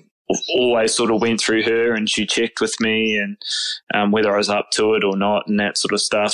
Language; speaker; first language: English; native; English